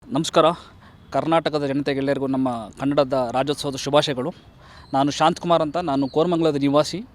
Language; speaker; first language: Kannada; non-native, local second language; Tamil